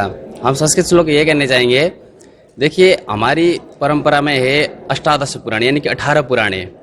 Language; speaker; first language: Hindi; native; Hindi